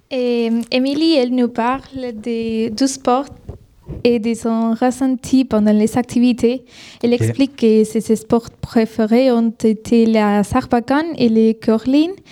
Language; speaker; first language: French; non-native, fluent; Spanish